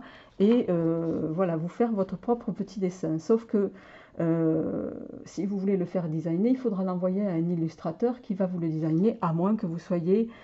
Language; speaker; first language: French; native; French